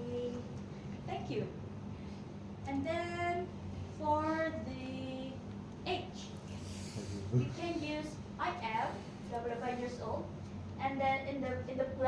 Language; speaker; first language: English; non-native, fluent; Indonesian